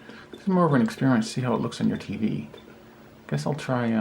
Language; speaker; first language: English; native; English